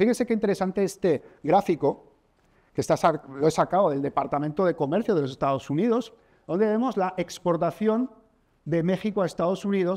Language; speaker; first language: Spanish; native; Spanish